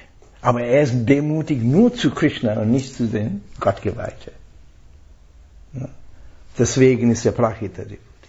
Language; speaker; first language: German; non-native, fluent; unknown